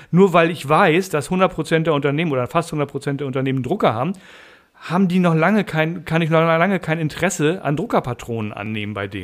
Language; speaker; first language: German; native; German